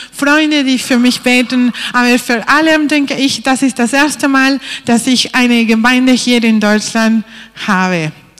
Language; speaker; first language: German; non-native, fluent; Spanish